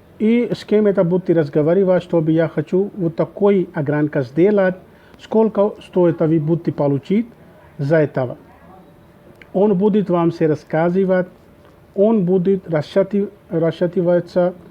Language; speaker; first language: Russian; non-native, learner; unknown